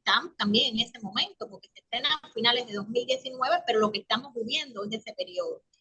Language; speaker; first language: Spanish; native; Spanish